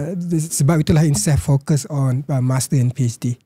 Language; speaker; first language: English; non-native, local second language; Malay